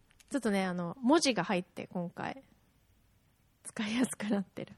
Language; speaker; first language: Japanese; native; Japanese